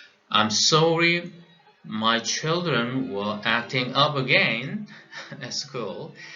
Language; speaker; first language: English; non-native, fluent; Korean